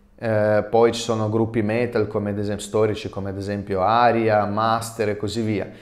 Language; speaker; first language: Italian; non-native, fluent; Russian